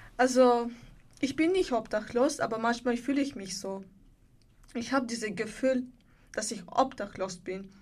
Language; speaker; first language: German; non-native, learner; Bulgarian